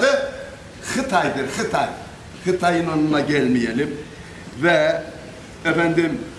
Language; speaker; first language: Turkish; native; Turkish